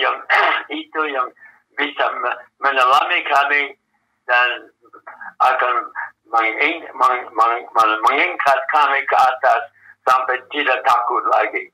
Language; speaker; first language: Indonesian; non-native, fluent; English